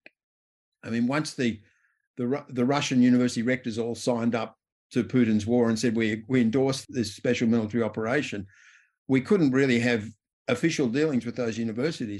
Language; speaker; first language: English; native; English